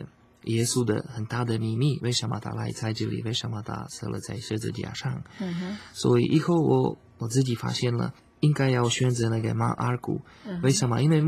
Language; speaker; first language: Chinese; non-native, learner; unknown